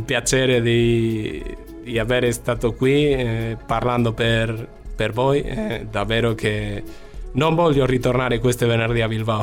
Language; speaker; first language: Italian; non-native, fluent; Spanish